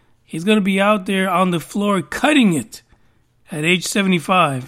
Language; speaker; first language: English; native; English